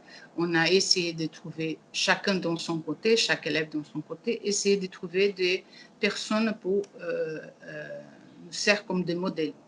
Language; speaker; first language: French; non-native, learner; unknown